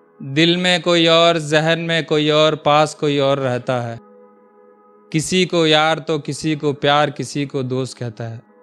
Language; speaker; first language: Hindi; non-native, local second language; Urdu